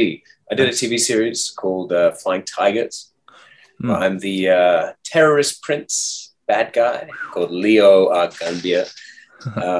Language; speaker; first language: English; native; English